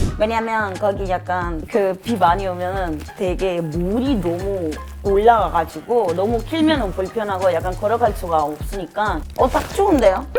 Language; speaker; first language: Korean; non-native, fluent; Spanish